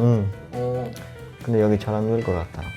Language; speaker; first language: Korean; non-native, learner; Italian